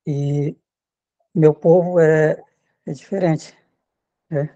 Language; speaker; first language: Portuguese; non-native, local second language; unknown